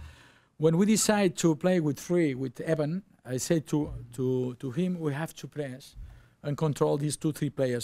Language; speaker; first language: English; non-native, learner; Spanish